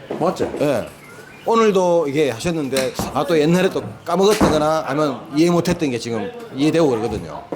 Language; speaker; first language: Korean; native; Korean